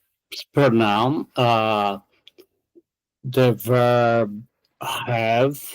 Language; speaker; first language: English; non-native, learner; Portuguese